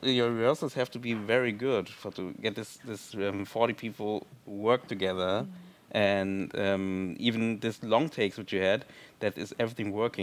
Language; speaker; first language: English; non-native, fluent; German